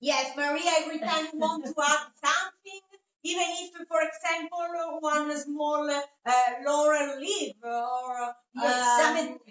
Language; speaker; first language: English; non-native, fluent; Italian